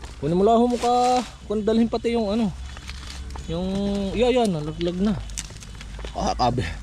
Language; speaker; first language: Filipino; native; Filipino